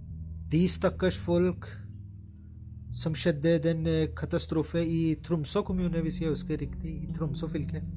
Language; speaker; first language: Norwegian; non-native, fluent; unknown